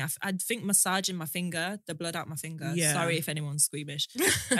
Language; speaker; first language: English; native; English